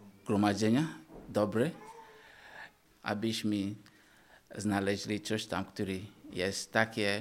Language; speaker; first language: Polish; non-native, learner; Ukrainian